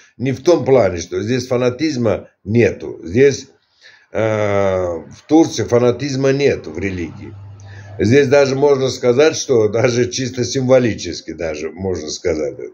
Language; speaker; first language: Russian; non-native, local second language; Turkmen